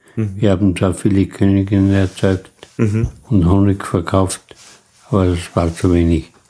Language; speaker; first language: German; native; German